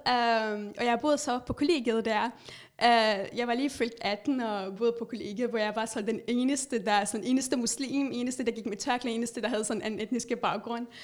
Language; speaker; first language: Danish; non-native, fluent; Arabic